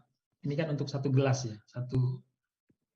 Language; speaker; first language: Indonesian; native; Indonesian